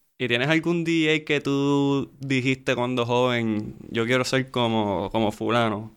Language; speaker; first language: Spanish; native; Spanish